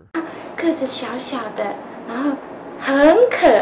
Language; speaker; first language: Chinese; early bilingual, other home language; English